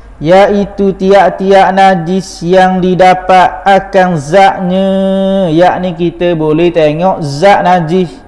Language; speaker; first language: Malay; native; Malay